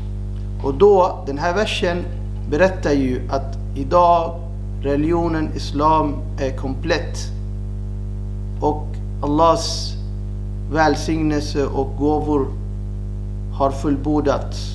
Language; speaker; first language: Swedish; non-native, fluent; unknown